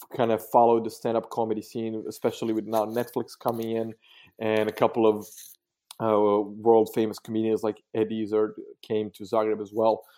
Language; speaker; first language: English; non-native, fluent; Croatian